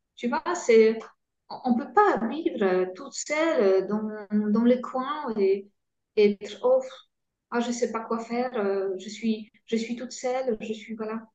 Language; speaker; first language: French; non-native, fluent; Polish